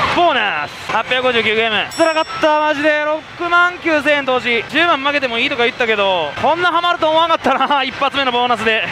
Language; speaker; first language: Japanese; native; Japanese